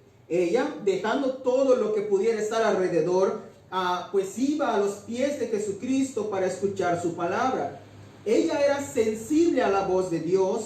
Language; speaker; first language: Spanish; native; Spanish